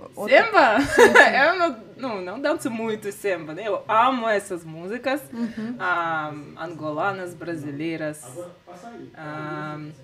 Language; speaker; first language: Portuguese; non-native, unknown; Russian